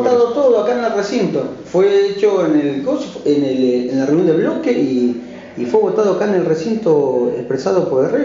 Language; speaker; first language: Spanish; native; Spanish